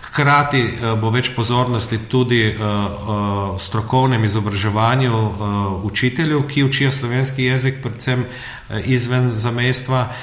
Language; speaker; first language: Slovenian; native; Slovenian